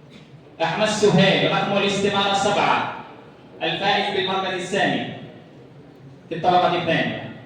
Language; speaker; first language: Arabic; non-native, fluent; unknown